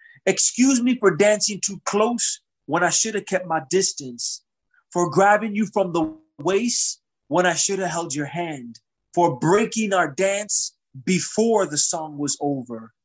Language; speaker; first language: English; early bilingual, other home language; Spanish